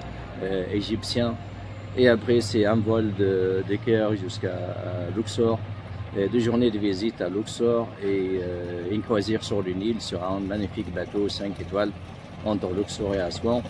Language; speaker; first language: French; non-native, fluent; Arabic